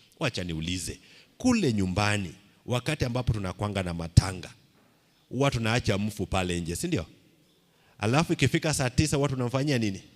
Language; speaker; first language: Swahili; non-native, local second language; Luo (Kenya and Tanzania)